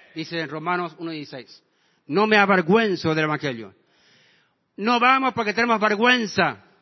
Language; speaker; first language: Spanish; non-native, fluent; English